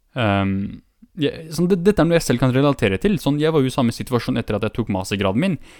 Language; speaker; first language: Norwegian; early bilingual, other home language; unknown